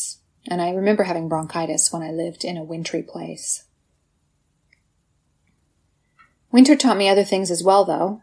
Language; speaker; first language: English; native; English